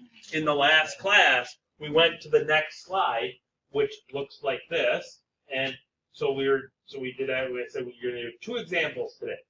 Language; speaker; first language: English; native; English